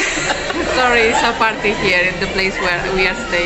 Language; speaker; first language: English; non-native, fluent; Spanish